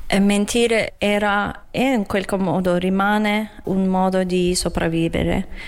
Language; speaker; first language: Italian; non-native, fluent; Russian